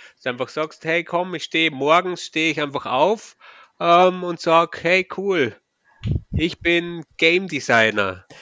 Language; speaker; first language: German; native; German